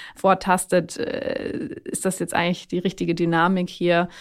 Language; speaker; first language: German; native; German